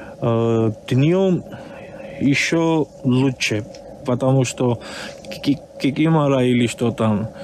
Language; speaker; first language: Russian; non-native, learner; Georgian